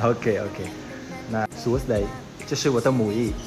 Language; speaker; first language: Chinese; non-native, learner; Khmer